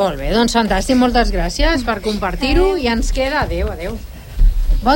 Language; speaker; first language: Catalan; native; Catalan